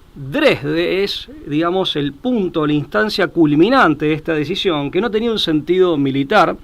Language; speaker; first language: Spanish; native; Spanish